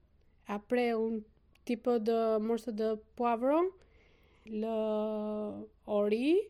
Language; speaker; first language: French; non-native, learner; Albanian